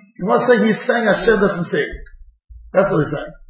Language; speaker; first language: English; native; English